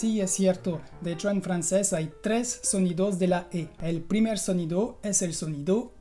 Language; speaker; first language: Spanish; non-native, fluent; French